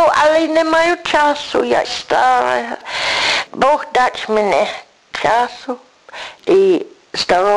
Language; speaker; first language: Ukrainian; early bilingual, heritage; English